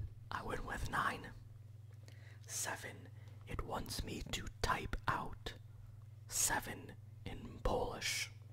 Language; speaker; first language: English; native; English